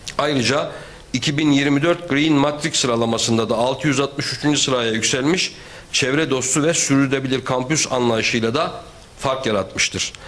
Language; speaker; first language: Turkish; native; Turkish